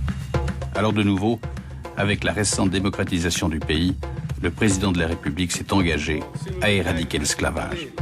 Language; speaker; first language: French; native; French